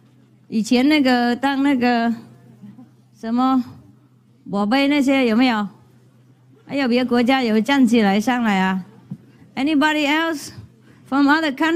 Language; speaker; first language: Chinese; non-native, fluent; Vietnamese